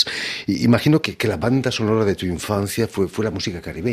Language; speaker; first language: Spanish; native; Spanish